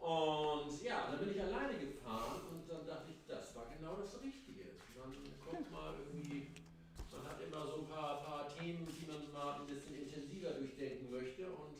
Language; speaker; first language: German; native; German